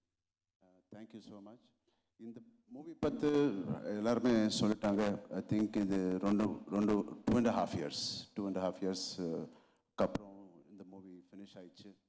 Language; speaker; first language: Tamil; non-native, local second language; Telugu